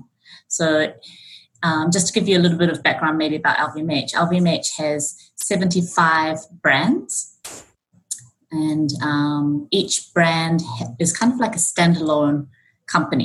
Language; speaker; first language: English; native; English